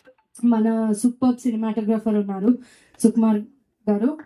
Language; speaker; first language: Telugu; non-native, fluent; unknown